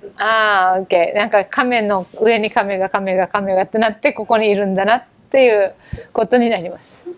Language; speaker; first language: Japanese; native; Japanese